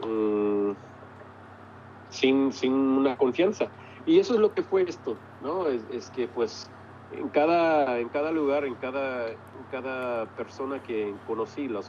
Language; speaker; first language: Spanish; early bilingual, heritage; English